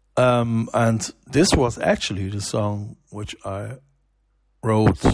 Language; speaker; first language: English; non-native, fluent; German